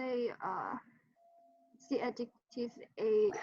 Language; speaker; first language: French; non-native, learner; English